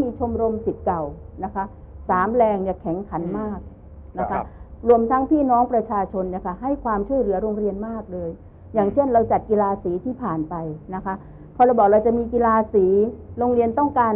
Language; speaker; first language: Thai; native; Thai